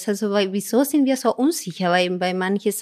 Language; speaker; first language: German; non-native, fluent; Spanish